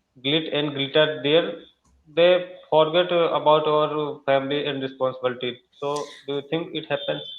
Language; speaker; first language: English; non-native, learner; Hindi